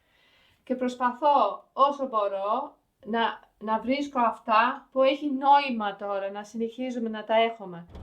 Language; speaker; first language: Greek; non-native, fluent; English